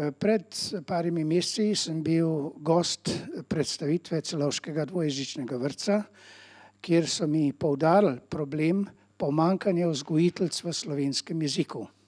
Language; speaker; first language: Slovenian; early bilingual, heritage; Slovenian